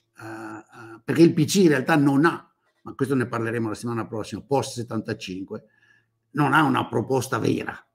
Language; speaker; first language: Italian; native; Italian